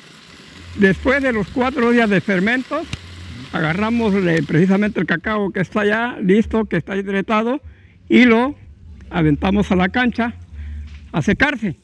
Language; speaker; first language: Spanish; native; Spanish